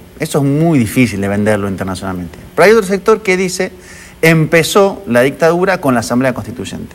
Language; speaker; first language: Spanish; native; Spanish